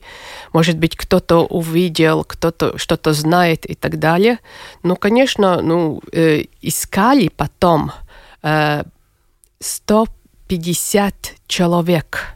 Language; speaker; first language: Russian; non-native, local second language; Latvian